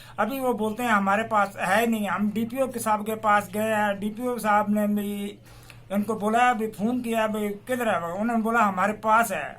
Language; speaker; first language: Urdu; non-native, local second language; Punjabi